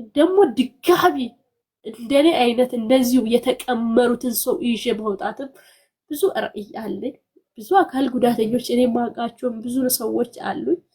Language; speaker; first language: Amharic; non-native, local second language; Sebat Bet Gurage